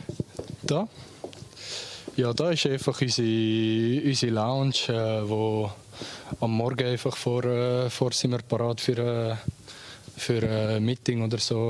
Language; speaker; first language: German; non-native, local second language; French